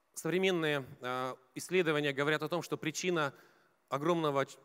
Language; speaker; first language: Russian; native; Russian